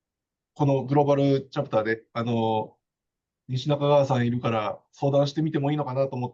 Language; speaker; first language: Japanese; native; Japanese